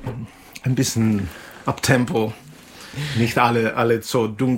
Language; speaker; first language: German; non-native, fluent; Spanish